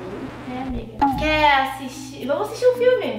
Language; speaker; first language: Portuguese; native; Portuguese